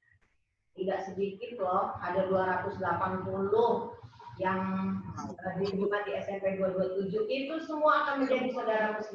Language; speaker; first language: Indonesian; native; Indonesian